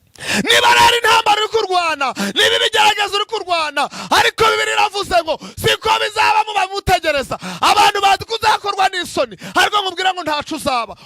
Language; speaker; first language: Kinyarwanda; native; Kinyarwanda